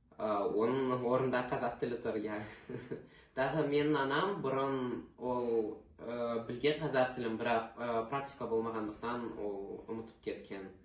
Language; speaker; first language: Kazakh; non-native, local second language; Russian